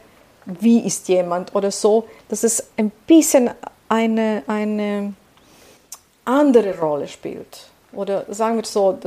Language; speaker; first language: German; non-native, fluent; Serbian